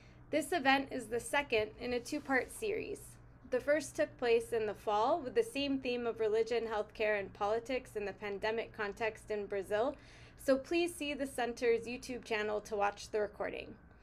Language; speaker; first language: English; native; English